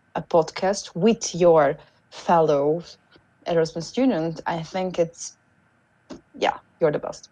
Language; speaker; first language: English; non-native, fluent; Hungarian